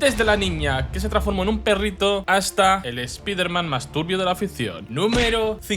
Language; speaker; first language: Spanish; native; Spanish